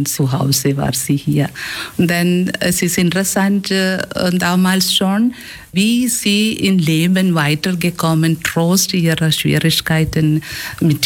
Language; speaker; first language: German; non-native, fluent; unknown